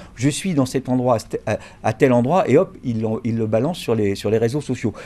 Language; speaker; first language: French; native; French